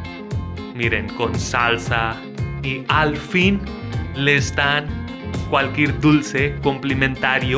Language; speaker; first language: Spanish; non-native, fluent; Hindi